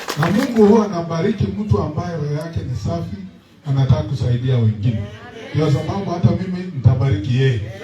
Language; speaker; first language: Swahili; non-native, local second language; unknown